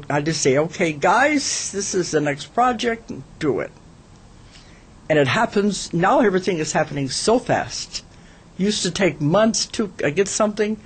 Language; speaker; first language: English; native; English